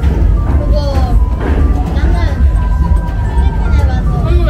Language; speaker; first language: Korean; non-native, learner; Filipino